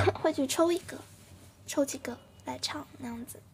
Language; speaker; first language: Chinese; native; Chinese